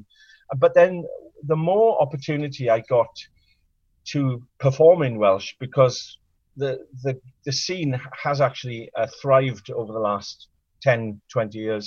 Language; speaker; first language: English; non-native, local second language; Welsh